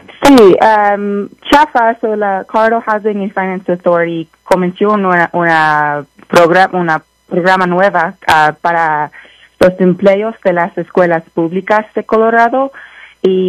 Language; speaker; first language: Spanish; early bilingual, heritage; Spanish